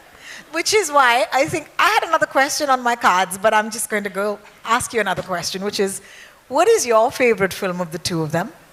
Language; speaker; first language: English; non-native, local second language; Hindi